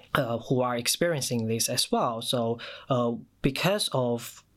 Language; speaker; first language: English; non-native, fluent; Chinese